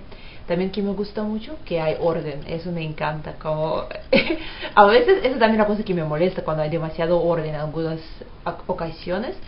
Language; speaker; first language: Spanish; non-native, fluent; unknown